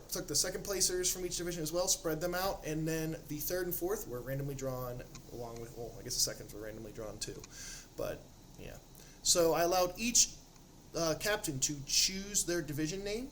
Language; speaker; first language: English; native; English